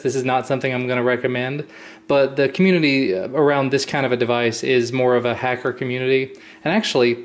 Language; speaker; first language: English; native; English